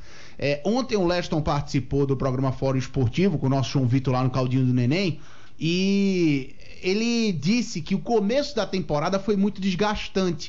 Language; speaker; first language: Portuguese; native; Portuguese